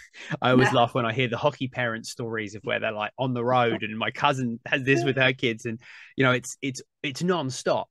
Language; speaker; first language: English; native; English